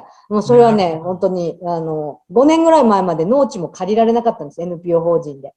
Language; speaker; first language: Japanese; native; Japanese